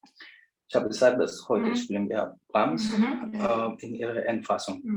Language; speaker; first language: German; non-native, fluent; Spanish